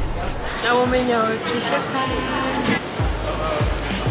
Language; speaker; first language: Chinese; non-native, learner; French